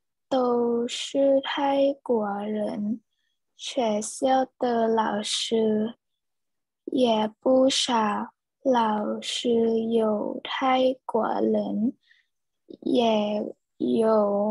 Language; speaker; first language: Chinese; non-native, learner; Thai